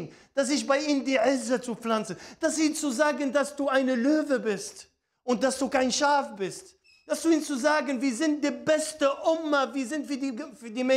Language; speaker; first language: German; non-native, fluent; Arabic